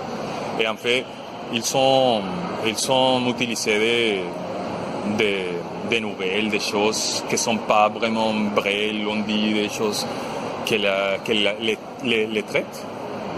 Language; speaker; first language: French; non-native, fluent; Spanish